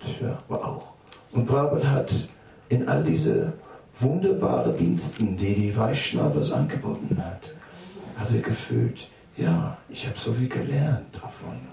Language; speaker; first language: German; non-native, fluent; Dutch